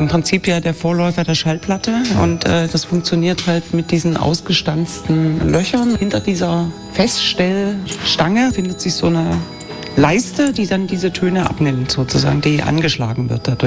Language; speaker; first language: German; native; German